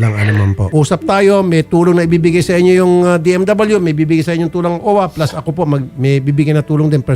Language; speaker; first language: Filipino; native; Filipino